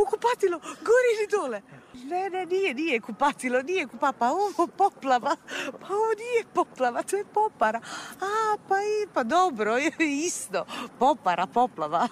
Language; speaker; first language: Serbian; non-native, fluent; Italian